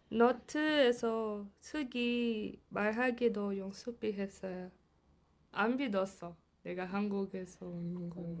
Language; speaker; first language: Korean; non-native, learner; Portuguese